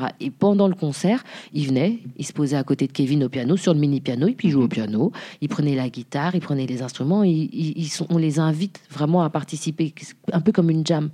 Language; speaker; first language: French; early bilingual, other home language; Haitian Creole